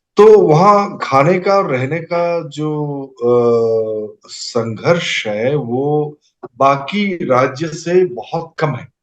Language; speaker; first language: Hindi; non-native, local second language; Assamese